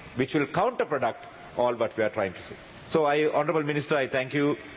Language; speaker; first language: English; non-native, local second language; Sinhala